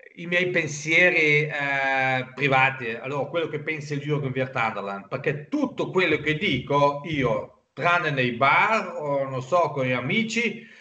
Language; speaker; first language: Italian; non-native, local second language; German